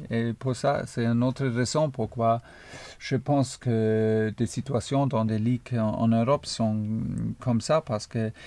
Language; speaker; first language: French; non-native, fluent; German